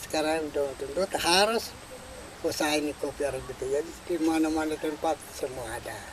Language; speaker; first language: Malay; non-native, local second language; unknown